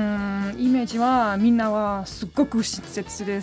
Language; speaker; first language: Japanese; non-native, learner; German